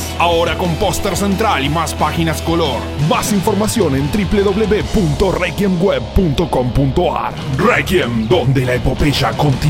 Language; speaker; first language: Spanish; native; Spanish